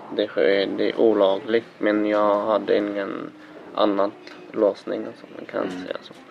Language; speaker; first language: Swedish; non-native, fluent; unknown